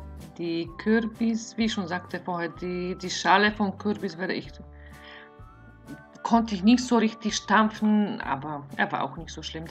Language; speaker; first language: German; non-native, fluent; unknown